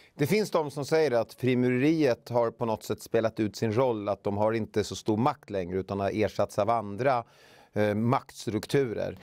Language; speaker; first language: Swedish; native; Swedish